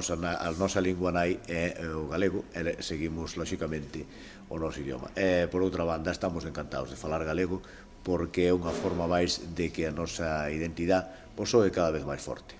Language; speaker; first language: Galician; native; Galician